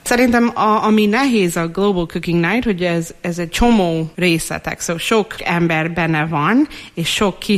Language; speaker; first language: Hungarian; non-native, fluent; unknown